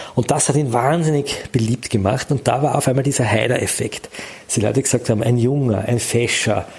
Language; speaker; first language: German; native; German